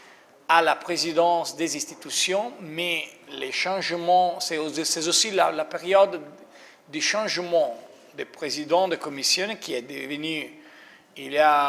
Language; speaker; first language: French; non-native, fluent; Italian